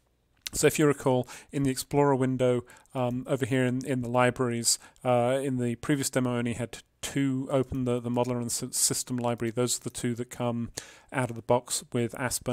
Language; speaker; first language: English; native; English